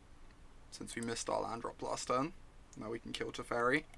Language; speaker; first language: English; native; English